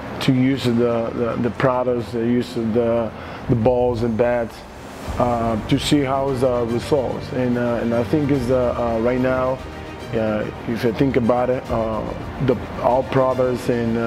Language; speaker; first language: English; non-native, learner; Spanish